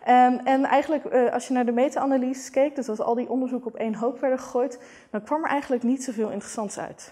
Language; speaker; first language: Dutch; native; Dutch